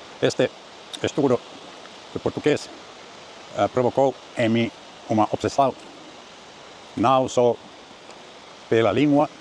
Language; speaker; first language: Portuguese; non-native, learner; Finnish